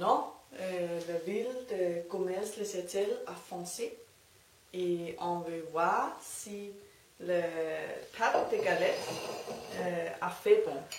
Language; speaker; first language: French; non-native, learner; Danish